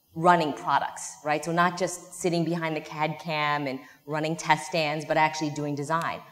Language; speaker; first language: English; native; English